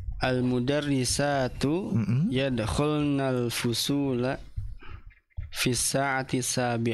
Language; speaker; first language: Arabic; non-native, learner; Indonesian